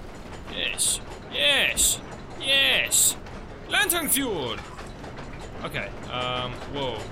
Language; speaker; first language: English; native; English